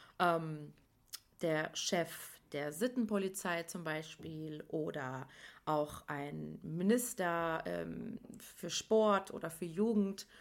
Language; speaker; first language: German; native; German